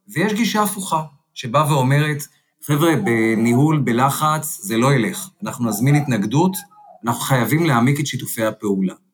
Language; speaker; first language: Hebrew; native; Hebrew